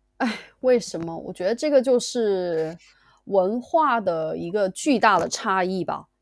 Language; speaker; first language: Chinese; native; Chinese